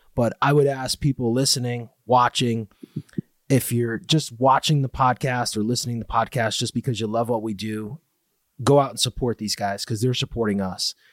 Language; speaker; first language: English; native; English